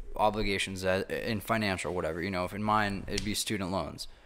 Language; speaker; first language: English; native; English